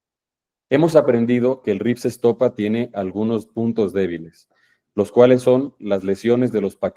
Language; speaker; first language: Spanish; native; Spanish